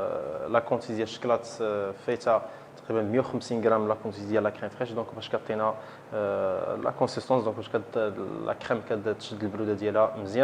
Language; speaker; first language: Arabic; native; Arabic